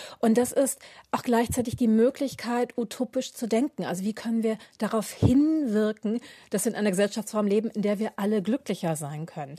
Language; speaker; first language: German; native; German